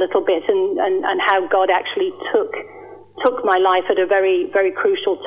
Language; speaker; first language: English; native; English